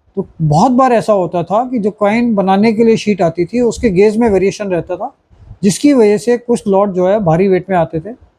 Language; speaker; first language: Hindi; native; Hindi